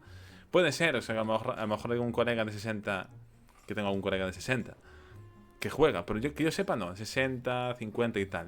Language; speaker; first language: Spanish; native; Spanish